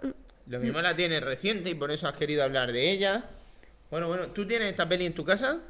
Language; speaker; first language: Spanish; native; Spanish